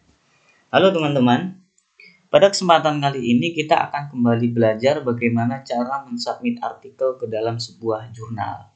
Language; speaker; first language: Indonesian; native; Indonesian